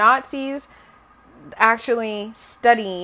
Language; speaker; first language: English; non-native, local second language; Bemba